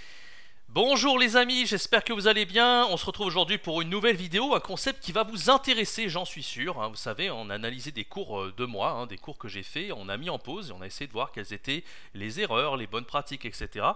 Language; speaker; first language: French; native; French